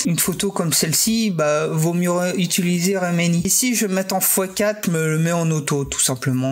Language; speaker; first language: French; native; French